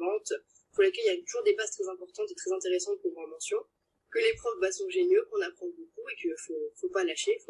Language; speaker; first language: French; native; French